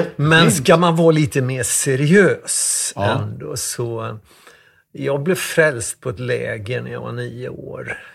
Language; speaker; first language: Swedish; native; Swedish